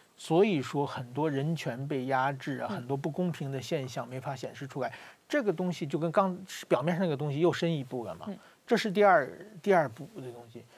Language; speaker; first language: Chinese; native; Chinese